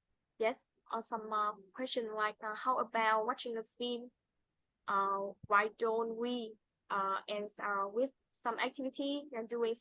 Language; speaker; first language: English; non-native, fluent; Vietnamese